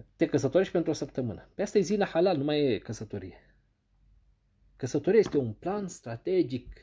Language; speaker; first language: Romanian; non-native, fluent; Arabic